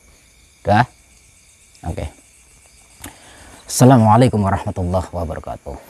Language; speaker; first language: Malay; non-native, local second language; Javanese